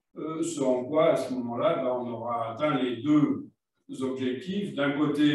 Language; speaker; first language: French; native; French